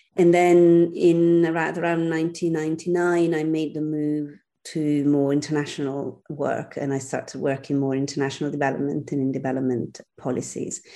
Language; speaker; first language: English; non-native, fluent; Italian